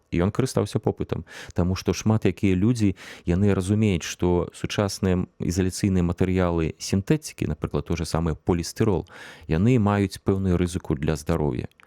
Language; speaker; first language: Belarusian; non-native, local second language; Russian